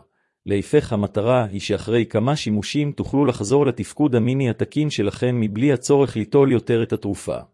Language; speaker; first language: Hebrew; native; Hebrew